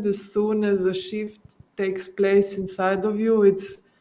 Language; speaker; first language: English; non-native, fluent; Slovenian